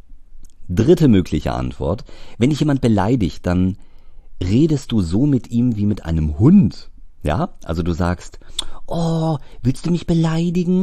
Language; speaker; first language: German; native; German